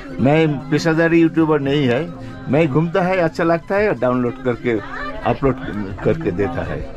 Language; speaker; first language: Hindi; non-native, local second language; Bangla